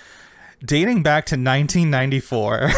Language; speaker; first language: English; native; English